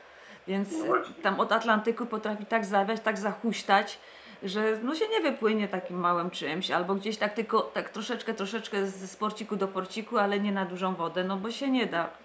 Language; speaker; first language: Polish; native; Polish